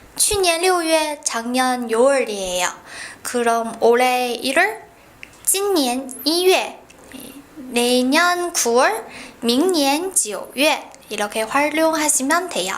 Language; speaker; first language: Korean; non-native, fluent; Chinese